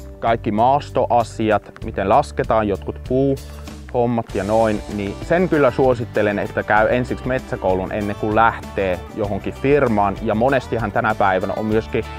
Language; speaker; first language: Finnish; non-native, fluent; German